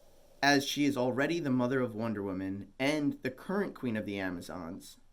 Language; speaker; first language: English; native; English